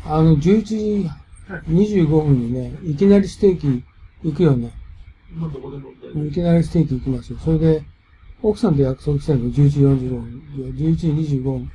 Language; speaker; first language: Japanese; native; Japanese